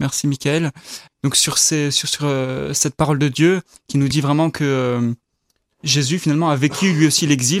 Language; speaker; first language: French; native; French